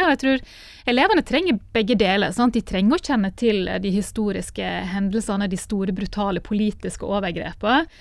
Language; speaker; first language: Norwegian; native; Norwegian